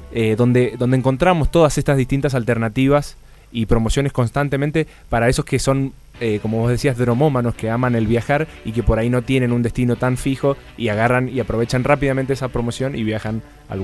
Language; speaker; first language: Spanish; native; Spanish